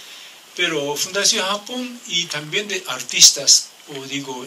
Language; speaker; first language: Spanish; non-native, learner; Japanese